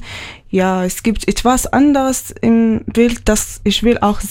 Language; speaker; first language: German; non-native, learner; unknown